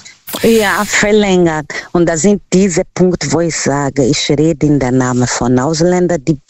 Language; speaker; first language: German; non-native, learner; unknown